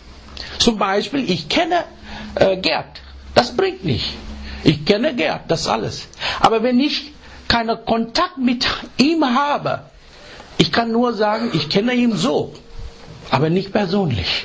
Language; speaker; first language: German; non-native, learner; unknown